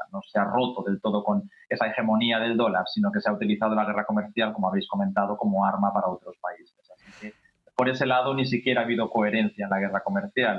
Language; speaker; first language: Spanish; native; Spanish